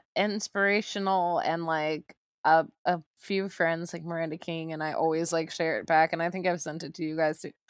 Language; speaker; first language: English; native; English